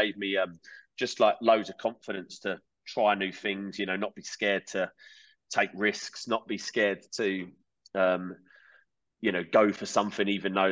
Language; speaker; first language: English; native; English